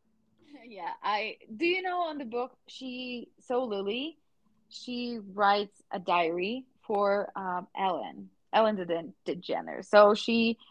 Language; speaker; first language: English; non-native, fluent; Portuguese